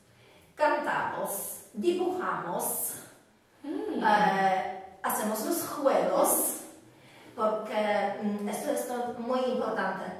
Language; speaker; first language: Spanish; non-native, fluent; Polish